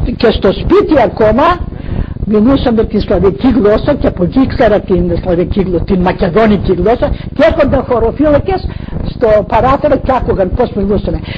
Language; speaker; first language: Greek; non-native, local second language; Macedonian